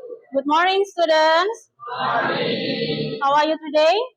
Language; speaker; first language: English; non-native, learner; Indonesian